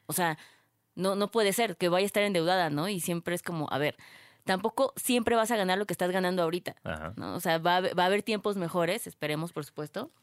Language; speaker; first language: Spanish; native; Spanish